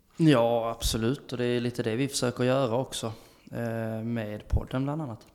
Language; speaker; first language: Swedish; native; Swedish